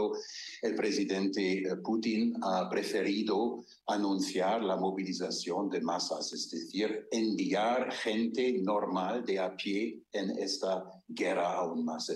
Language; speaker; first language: Spanish; non-native, fluent; German